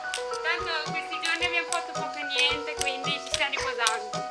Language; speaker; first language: Italian; native; Italian